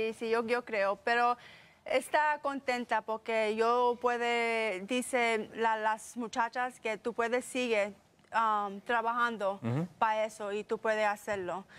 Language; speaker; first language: Spanish; early bilingual, heritage; English